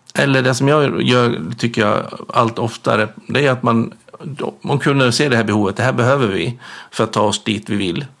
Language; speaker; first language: Swedish; native; Swedish